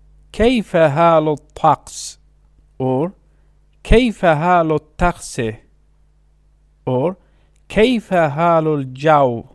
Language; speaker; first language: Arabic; non-native, fluent; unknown